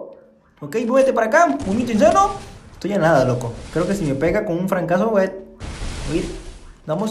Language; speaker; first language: Spanish; native; Spanish